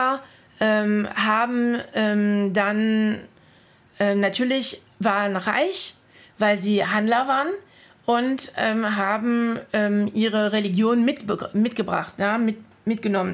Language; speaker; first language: German; non-native, fluent; French